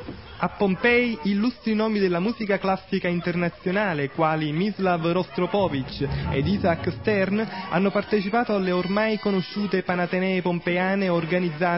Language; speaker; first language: Italian; native; Italian